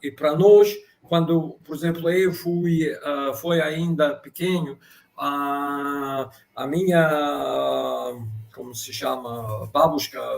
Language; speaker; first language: Portuguese; non-native, fluent; Russian